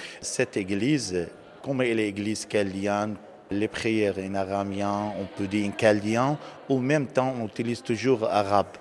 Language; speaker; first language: French; non-native, learner; Aramaic